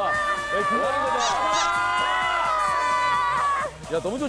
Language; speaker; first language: Korean; native; Korean